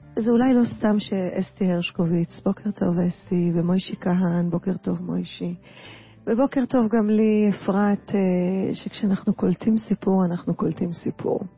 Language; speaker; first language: Hebrew; native; Hebrew